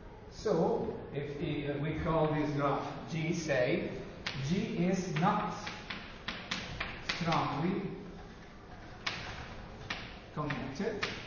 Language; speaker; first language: English; non-native, fluent; Italian